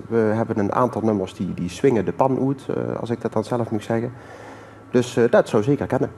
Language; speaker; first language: Dutch; non-native, local second language; Limburgish